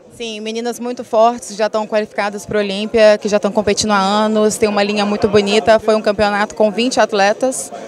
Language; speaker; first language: Portuguese; native; Portuguese